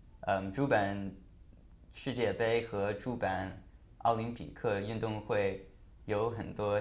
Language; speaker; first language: Chinese; non-native, learner; English